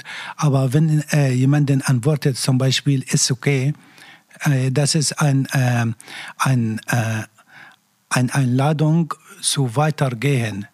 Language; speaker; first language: German; non-native, learner; Arabic